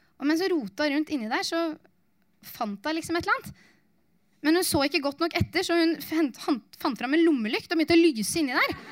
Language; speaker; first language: Norwegian; native; Norwegian